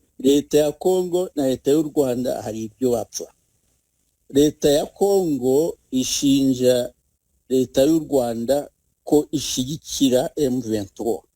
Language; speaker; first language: Kinyarwanda; native; Kinyarwanda